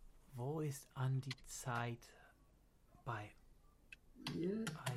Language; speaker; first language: German; non-native, learner; English